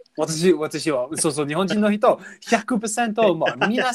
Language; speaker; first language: Japanese; non-native, learner; English